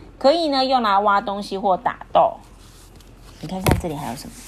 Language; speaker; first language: Chinese; native; Chinese